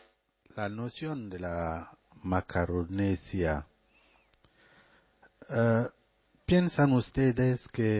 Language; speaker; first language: Spanish; non-native, fluent; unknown